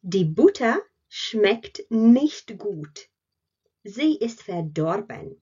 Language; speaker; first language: German; non-native, fluent; Latvian